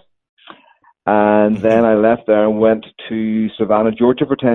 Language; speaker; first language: English; native; English